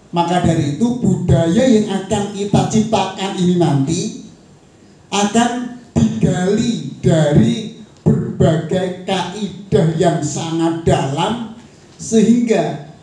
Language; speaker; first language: Indonesian; native; Indonesian